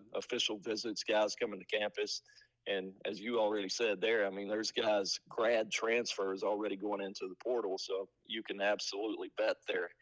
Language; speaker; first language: English; native; English